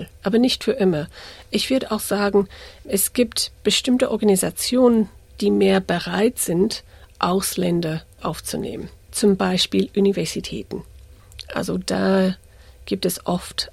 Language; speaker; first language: German; non-native, fluent; English